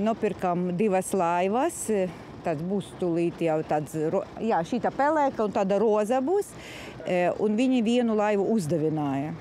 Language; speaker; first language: Latvian; non-native, fluent; Ukrainian